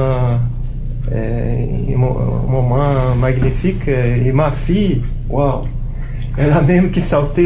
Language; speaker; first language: French; non-native, fluent; Portuguese